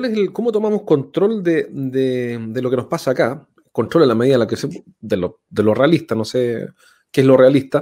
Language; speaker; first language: Spanish; native; Spanish